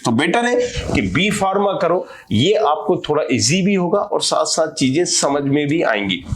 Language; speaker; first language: Hindi; native; Hindi